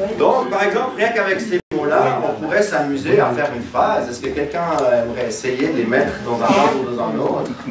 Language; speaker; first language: French; native; French